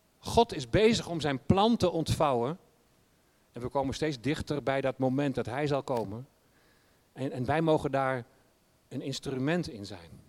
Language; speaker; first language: Dutch; native; Dutch